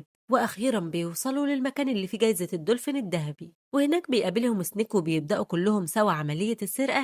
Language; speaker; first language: Arabic; native; Arabic